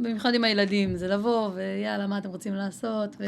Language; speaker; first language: Hebrew; native; Hebrew